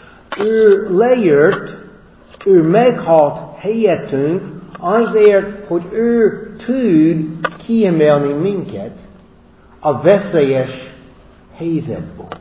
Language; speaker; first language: Hungarian; non-native, fluent; English